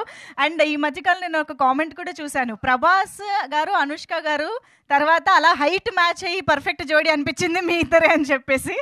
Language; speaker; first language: Telugu; native; Telugu